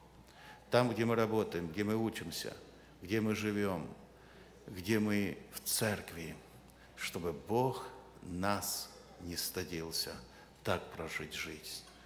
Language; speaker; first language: Russian; non-native, local second language; Ukrainian